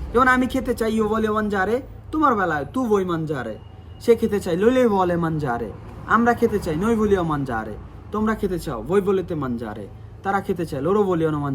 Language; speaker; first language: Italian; non-native, fluent; Bangla